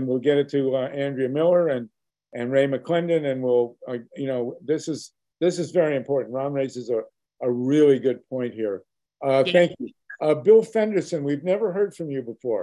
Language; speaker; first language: English; native; English